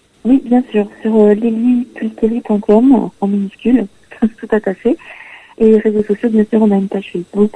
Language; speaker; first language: French; native; French